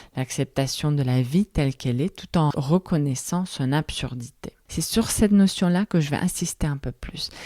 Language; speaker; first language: French; non-native, fluent; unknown